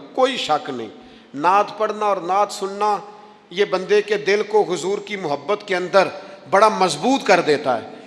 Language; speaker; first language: Urdu; non-native, local second language; Punjabi